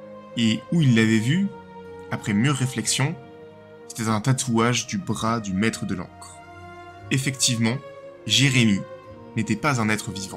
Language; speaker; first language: French; native; French